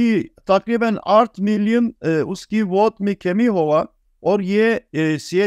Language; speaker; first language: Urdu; non-native, fluent; Turkish